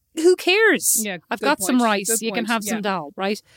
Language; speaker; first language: English; native; English